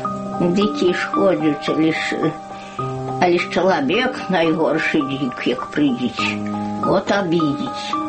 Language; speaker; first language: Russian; non-native, local second language; Belarusian